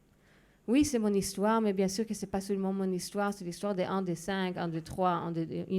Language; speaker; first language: French; non-native, fluent; Hebrew